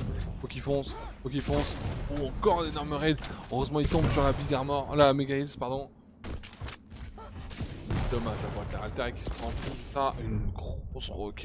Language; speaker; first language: French; native; French